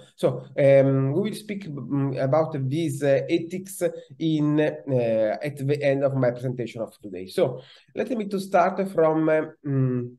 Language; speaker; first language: English; non-native, fluent; Italian